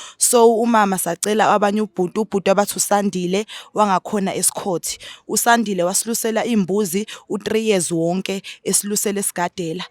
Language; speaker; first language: Zulu; native; Zulu